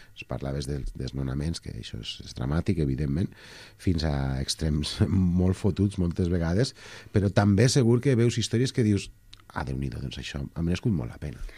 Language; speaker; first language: Catalan; native; Catalan